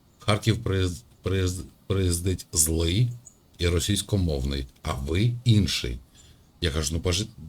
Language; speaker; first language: Ukrainian; native; Ukrainian